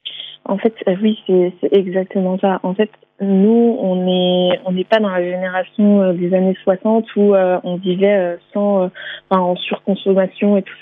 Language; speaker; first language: French; native; French